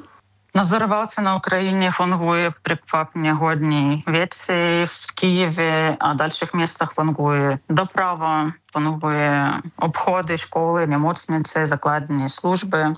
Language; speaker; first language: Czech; non-native, learner; Ukrainian